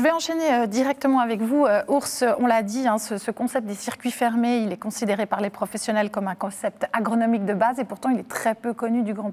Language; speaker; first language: French; native; French